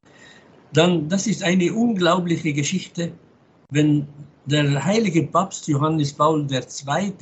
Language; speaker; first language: German; non-native, fluent; Arabic